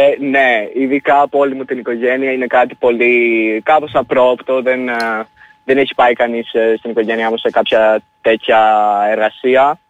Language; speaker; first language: Greek; early bilingual, other home language; Albanian